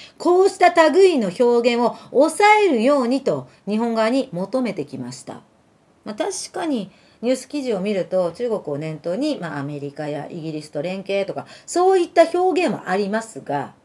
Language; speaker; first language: Japanese; early bilingual, other home language; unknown